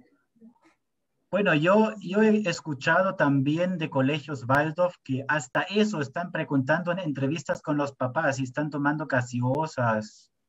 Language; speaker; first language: Spanish; non-native, fluent; German